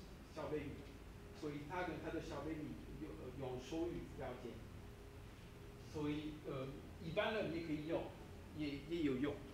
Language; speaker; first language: Chinese; non-native, learner; French